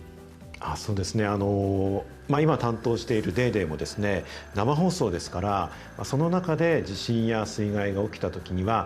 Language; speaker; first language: Japanese; native; Japanese